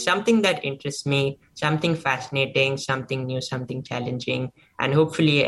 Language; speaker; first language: English; non-native, local second language; Hindi